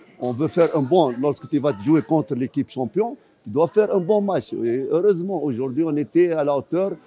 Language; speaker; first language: French; non-native, fluent; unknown